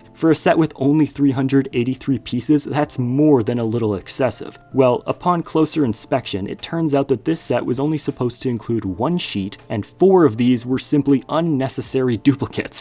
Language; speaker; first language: English; native; English